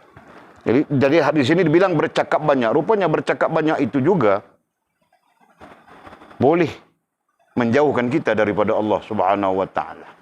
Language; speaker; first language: Malay; native; Malay